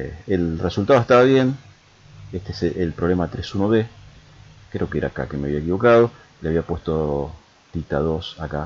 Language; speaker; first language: Spanish; native; Spanish